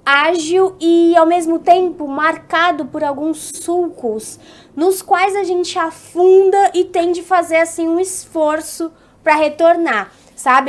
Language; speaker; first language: Portuguese; native; Portuguese